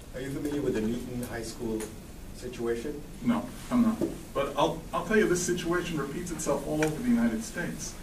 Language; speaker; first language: English; native; English